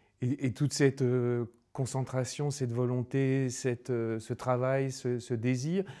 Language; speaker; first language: French; native; French